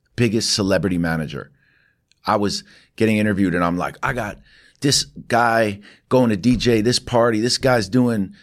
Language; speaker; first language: English; native; English